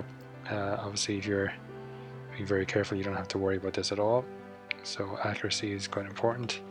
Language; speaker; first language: English; native; English